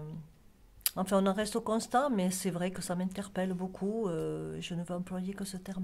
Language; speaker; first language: French; native; French